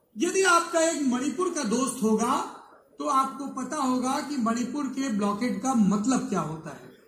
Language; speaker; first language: Hindi; native; Hindi